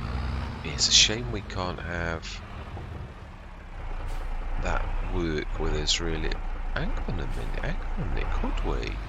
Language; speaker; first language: English; native; English